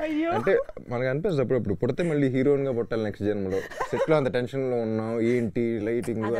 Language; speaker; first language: Telugu; native; Telugu